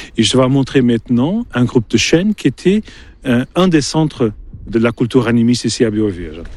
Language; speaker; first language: French; non-native, fluent; Portuguese